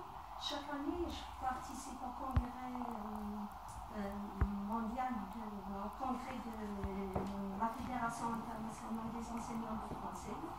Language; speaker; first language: French; non-native, local second language; Arabic